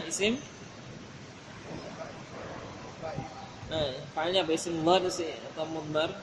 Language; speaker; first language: Arabic; non-native, fluent; Indonesian